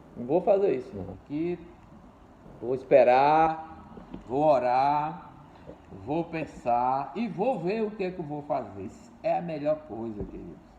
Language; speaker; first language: Portuguese; native; Portuguese